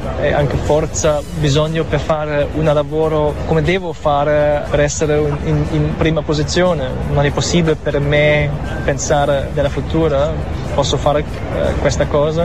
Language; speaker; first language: Italian; non-native, learner; German